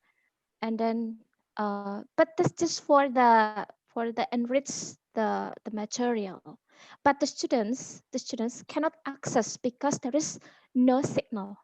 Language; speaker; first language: English; non-native, fluent; Indonesian